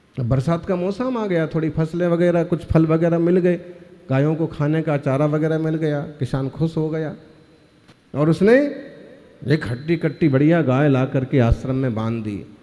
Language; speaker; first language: Hindi; native; Hindi